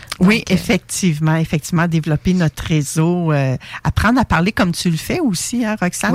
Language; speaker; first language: French; native; French